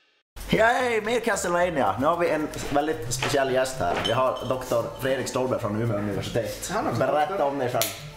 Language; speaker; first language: Swedish; native; Swedish